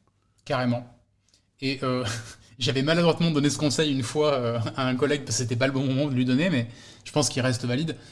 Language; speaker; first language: French; native; French